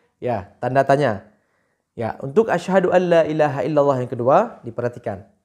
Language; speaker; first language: Indonesian; native; Indonesian